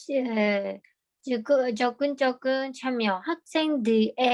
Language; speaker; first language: Korean; non-native, learner; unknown